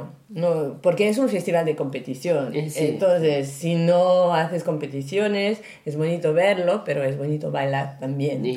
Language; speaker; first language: Spanish; non-native, learner; French